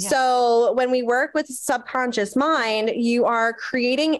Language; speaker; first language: English; native; English